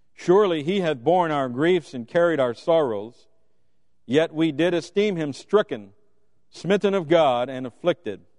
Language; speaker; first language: English; native; English